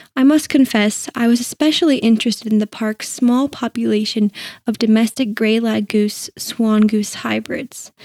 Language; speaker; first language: English; native; English